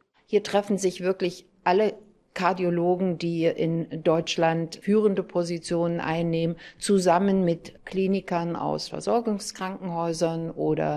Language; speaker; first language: German; native; German